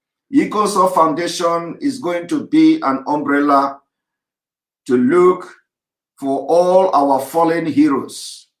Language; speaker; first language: English; non-native, local second language; Igbo